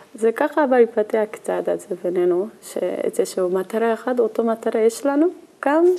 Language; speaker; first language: Hebrew; non-native, learner; Korean